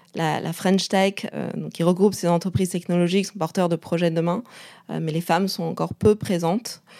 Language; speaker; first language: French; non-native, fluent; Chinese